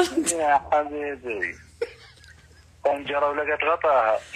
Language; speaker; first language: Arabic; native; Arabic